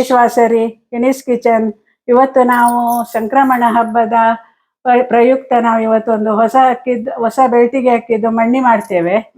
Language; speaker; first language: Kannada; native; Kannada